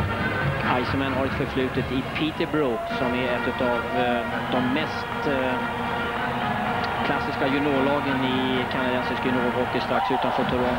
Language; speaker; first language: Swedish; native; Swedish